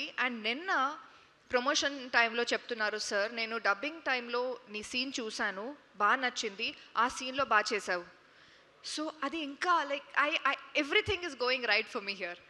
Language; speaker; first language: Telugu; non-native, local second language; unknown